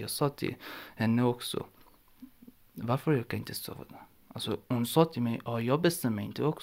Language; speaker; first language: Swedish; non-native, learner; Persian